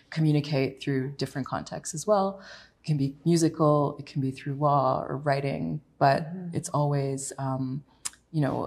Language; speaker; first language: English; native; English